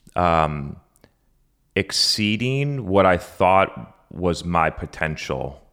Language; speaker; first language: English; native; English